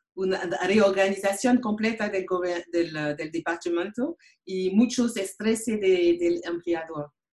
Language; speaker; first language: Spanish; non-native, learner; French